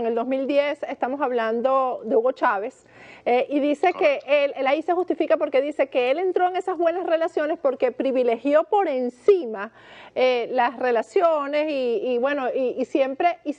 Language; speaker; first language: Spanish; native; Spanish